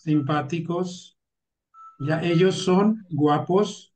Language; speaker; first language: Spanish; non-native, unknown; Hindi